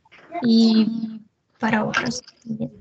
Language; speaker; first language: Spanish; non-native, learner; Russian